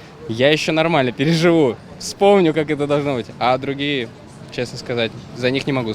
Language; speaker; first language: Russian; native; Russian